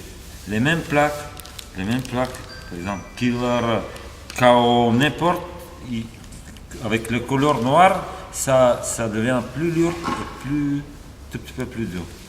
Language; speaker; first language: French; non-native, fluent; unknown